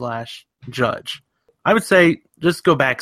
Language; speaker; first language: English; native; English